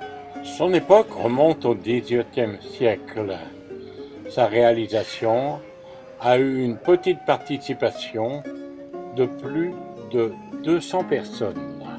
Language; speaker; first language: French; native; French